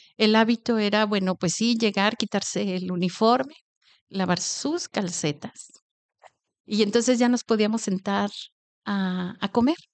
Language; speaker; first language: Spanish; native; Spanish